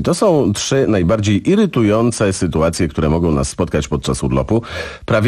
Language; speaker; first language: Polish; native; Polish